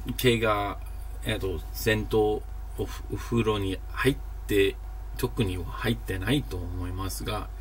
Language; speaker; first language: Japanese; non-native, learner; English